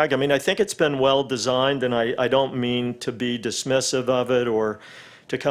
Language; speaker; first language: English; native; English